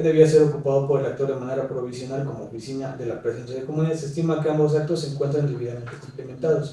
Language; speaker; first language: Spanish; native; Spanish